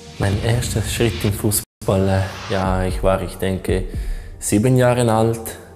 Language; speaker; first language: German; non-native, local second language; Italian